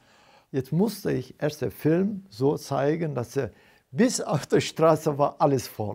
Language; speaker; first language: German; non-native, fluent; Turkish